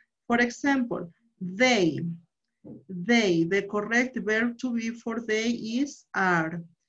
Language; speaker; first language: English; non-native, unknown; Spanish